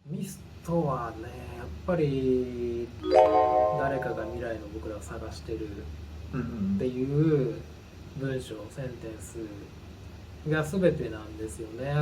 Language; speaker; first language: Japanese; native; Japanese